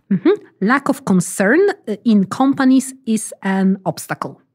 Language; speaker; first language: English; non-native, fluent; Polish